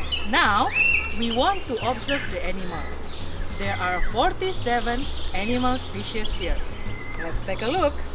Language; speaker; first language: English; non-native, fluent; Indonesian